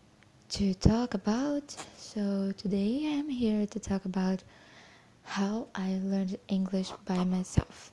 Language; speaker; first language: English; non-native, fluent; Portuguese